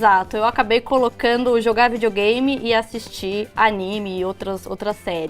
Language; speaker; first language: Portuguese; native; Portuguese